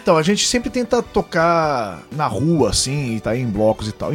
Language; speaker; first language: Portuguese; native; Portuguese